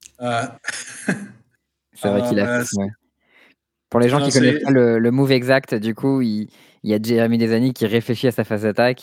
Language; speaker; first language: French; native; French